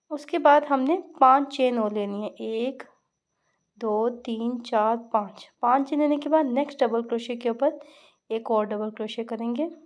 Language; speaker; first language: Urdu; native; Urdu